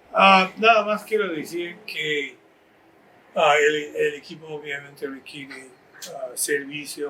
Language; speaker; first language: Spanish; non-native, fluent; English